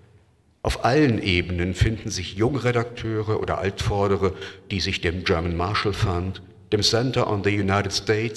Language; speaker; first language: German; native; German